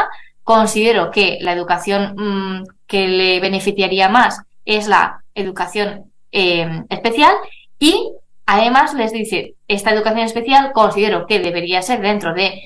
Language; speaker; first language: Spanish; native; Spanish